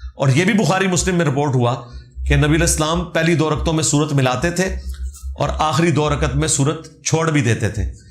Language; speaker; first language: Urdu; non-native, local second language; Punjabi